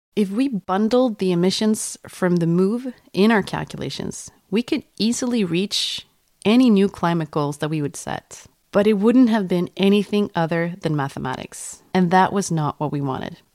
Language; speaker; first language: English; non-native, fluent; Swedish